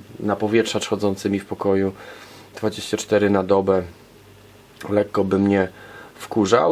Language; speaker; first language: Polish; native; Polish